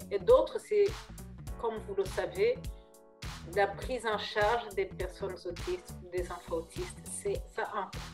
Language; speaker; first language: French; non-native, local second language; Kinyarwanda